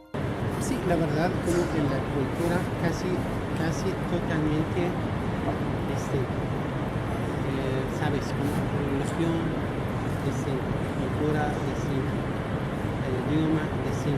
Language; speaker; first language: Spanish; non-native, learner; Arabic